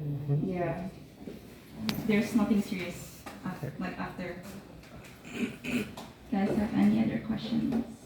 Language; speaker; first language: English; non-native, fluent; Indonesian